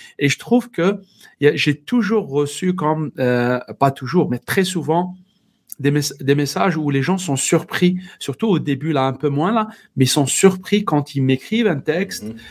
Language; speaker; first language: French; non-native, local second language; Kabyle